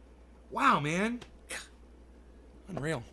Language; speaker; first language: English; native; English